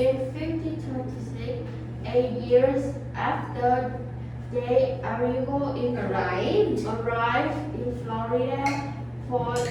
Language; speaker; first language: English; non-native, learner; Vietnamese